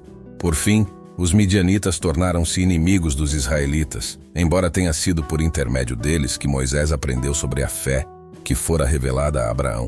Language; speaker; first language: Portuguese; native; Portuguese